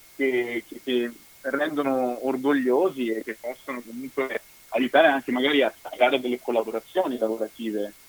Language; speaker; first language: Italian; native; Italian